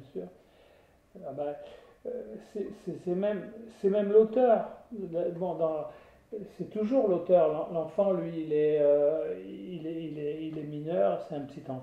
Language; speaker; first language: French; native; French